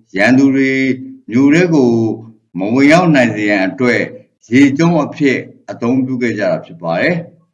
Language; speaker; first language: Burmese; native; Burmese